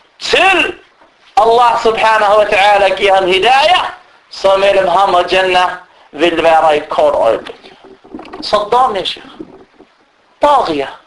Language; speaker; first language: Danish; early bilingual, other home language; Arabic